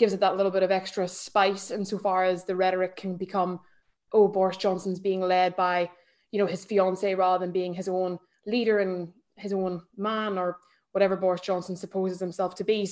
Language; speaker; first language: English; native; English